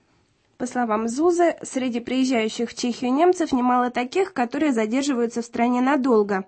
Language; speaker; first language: Russian; native; Russian